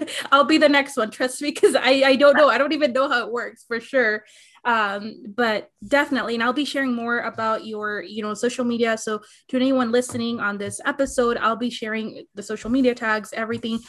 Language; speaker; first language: English; early bilingual, other home language; Spanish